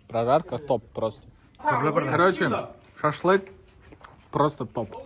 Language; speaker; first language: Russian; non-native, fluent; Turkmen